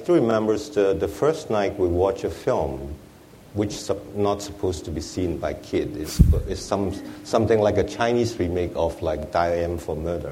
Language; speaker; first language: English; non-native, local second language; Wu Chinese